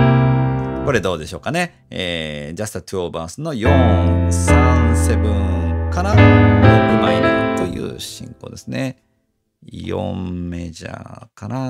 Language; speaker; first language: Japanese; native; Japanese